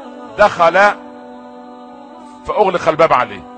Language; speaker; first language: Arabic; native; Arabic